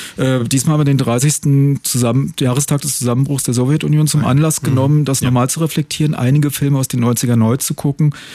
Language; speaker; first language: German; native; German